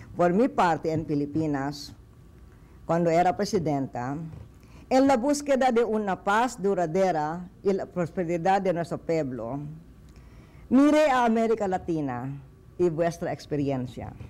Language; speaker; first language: Spanish; non-native, fluent; Filipino